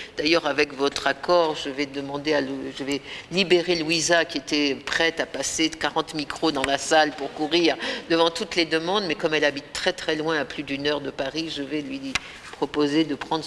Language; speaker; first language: French; native; French